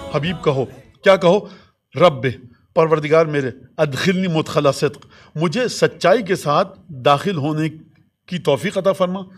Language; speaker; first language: Urdu; native; Urdu